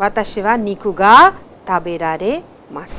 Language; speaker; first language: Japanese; non-native, fluent; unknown